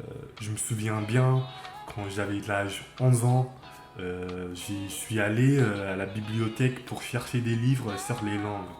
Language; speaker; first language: French; non-native, fluent; English